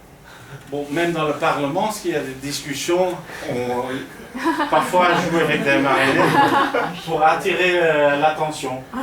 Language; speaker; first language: French; non-native, fluent; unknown